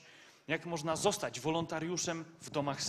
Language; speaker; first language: Polish; native; Polish